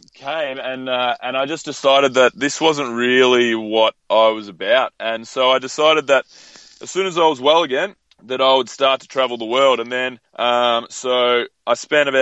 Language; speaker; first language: English; native; English